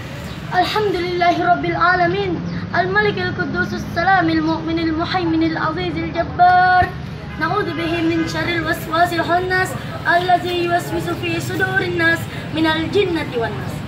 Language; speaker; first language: Arabic; non-native, learner; Indonesian